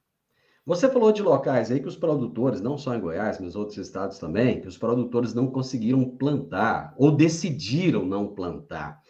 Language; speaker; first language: Portuguese; native; Portuguese